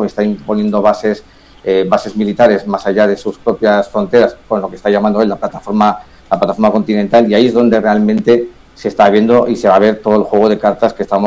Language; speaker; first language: Spanish; native; Spanish